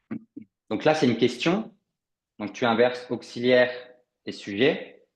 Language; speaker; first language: French; native; French